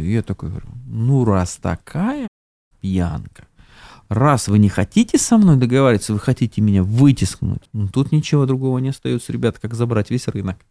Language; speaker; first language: Russian; native; Russian